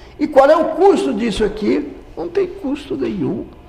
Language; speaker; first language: Portuguese; native; Portuguese